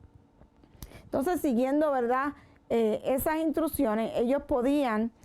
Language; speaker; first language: Spanish; native; Spanish